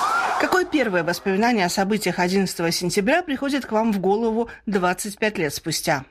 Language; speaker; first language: Russian; native; Russian